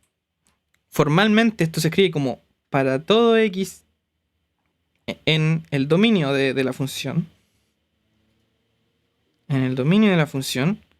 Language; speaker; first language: Spanish; native; Spanish